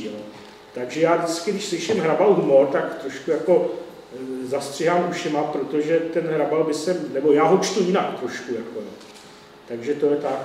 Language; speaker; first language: Czech; native; Czech